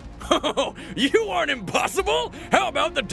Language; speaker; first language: English; native; English